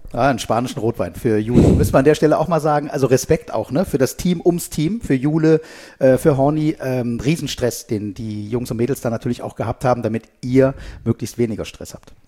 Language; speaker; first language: German; native; German